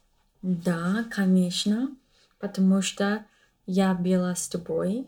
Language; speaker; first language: Russian; non-native, learner; English